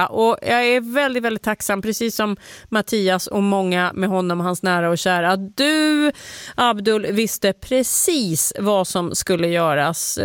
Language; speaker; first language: Swedish; native; Swedish